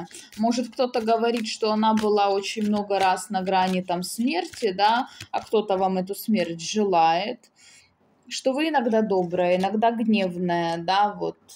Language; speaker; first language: Russian; native; Russian